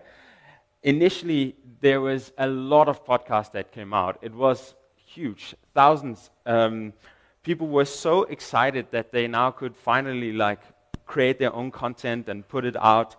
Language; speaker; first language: English; non-native, fluent; Danish